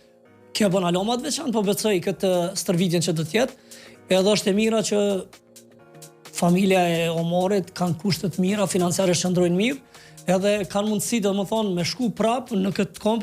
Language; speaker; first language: Albanian; native; Albanian